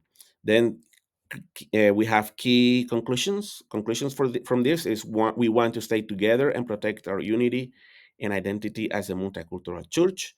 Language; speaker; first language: English; non-native, fluent; Spanish